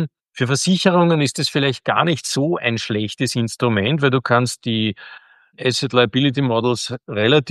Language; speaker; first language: German; native; German